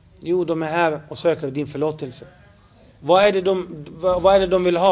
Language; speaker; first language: Swedish; non-native, fluent; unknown